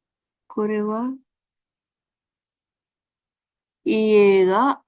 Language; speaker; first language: Japanese; non-native, fluent; Filipino